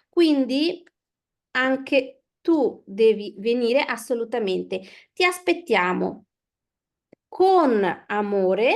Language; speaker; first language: Italian; non-native, fluent; Bangla